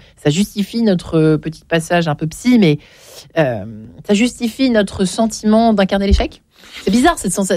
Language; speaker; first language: French; native; French